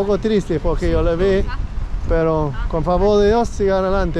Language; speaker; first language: Spanish; non-native, learner; English